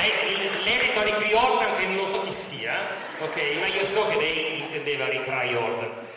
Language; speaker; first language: Italian; native; Italian